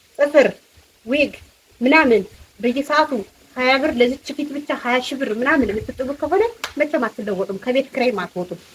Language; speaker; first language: Amharic; native; Amharic